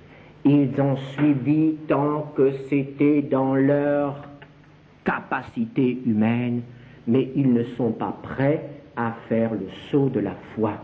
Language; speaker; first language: French; native; French